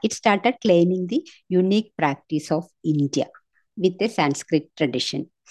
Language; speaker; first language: English; non-native, local second language; Malayalam